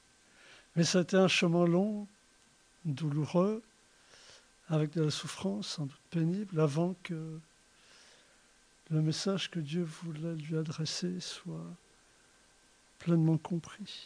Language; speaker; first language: French; native; French